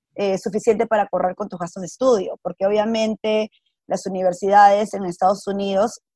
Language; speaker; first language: Spanish; native; Spanish